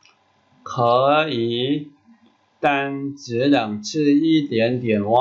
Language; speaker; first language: Chinese; non-native, fluent; Khmer